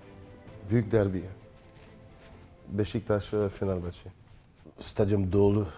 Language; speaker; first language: Turkish; non-native, learner; French